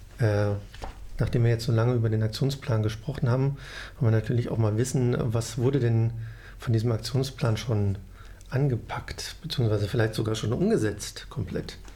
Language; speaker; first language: German; native; German